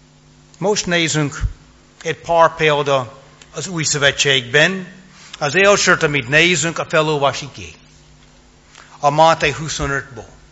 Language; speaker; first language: Hungarian; non-native, fluent; English